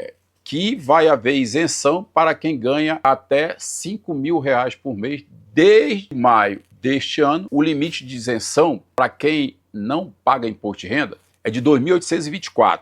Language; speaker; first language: Portuguese; native; Portuguese